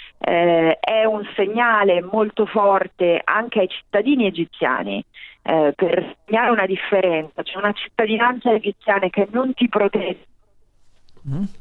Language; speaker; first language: Italian; native; Italian